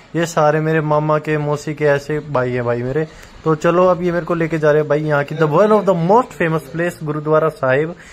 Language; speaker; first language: Hindi; native; Hindi